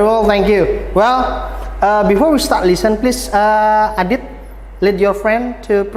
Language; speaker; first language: English; non-native, fluent; Indonesian